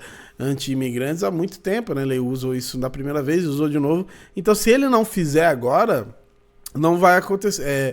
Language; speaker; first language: Portuguese; native; Portuguese